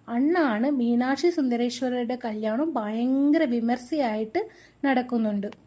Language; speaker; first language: Malayalam; non-native, local second language; Tamil